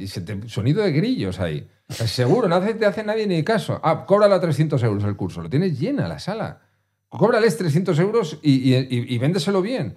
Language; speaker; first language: Spanish; native; Spanish